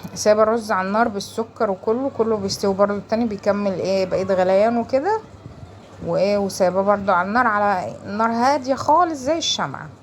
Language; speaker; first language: Arabic; native; Arabic